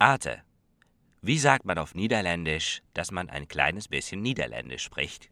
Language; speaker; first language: German; non-native, fluent; Dutch